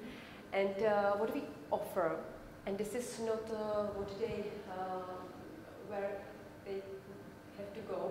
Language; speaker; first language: English; non-native, learner; Czech